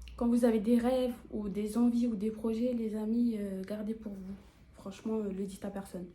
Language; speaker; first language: French; native; French